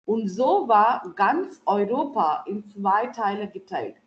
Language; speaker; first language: German; non-native, fluent; Marathi